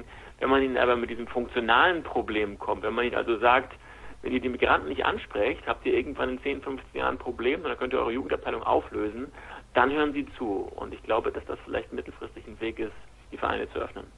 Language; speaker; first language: German; native; German